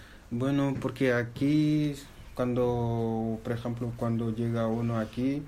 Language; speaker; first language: Spanish; non-native, fluent; Fula